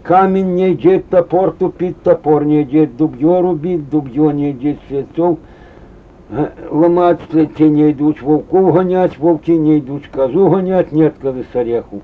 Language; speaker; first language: Russian; native; Russian